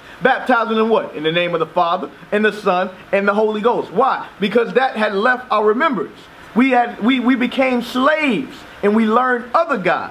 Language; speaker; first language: English; native; English